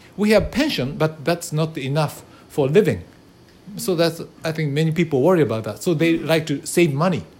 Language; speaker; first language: English; non-native, learner; Japanese